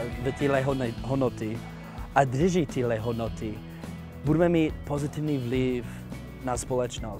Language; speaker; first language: Czech; non-native, fluent; English